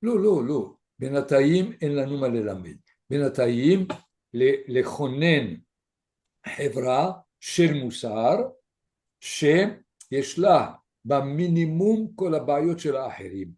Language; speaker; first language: Hebrew; non-native, fluent; French